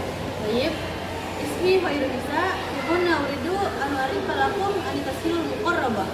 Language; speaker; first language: Arabic; non-native, learner; Indonesian